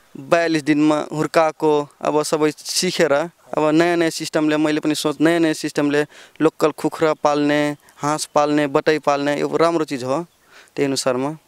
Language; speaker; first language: Nepali; non-native, local second language; Rana Tharu